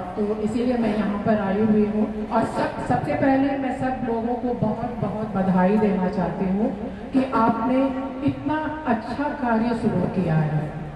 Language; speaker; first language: Hindi; native; Hindi